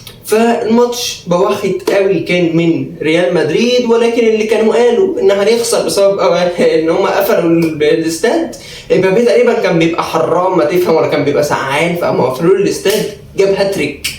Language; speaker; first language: Arabic; native; Arabic